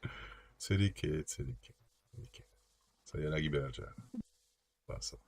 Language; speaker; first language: Indonesian; non-native, learner; French